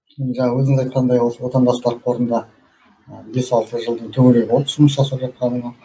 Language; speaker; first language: Kazakh; native; Kazakh